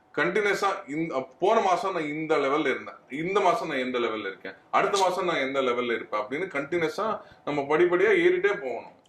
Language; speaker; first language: Tamil; non-native, fluent; Kannada